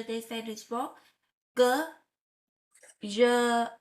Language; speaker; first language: French; non-native, learner; Vietnamese